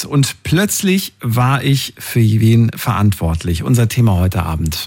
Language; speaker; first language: German; native; German